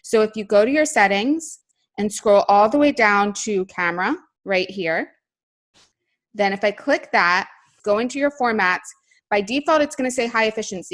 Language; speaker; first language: English; native; English